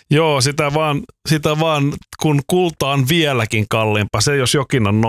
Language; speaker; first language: Finnish; native; Finnish